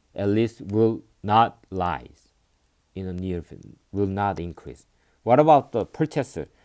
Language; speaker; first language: English; non-native, fluent; Korean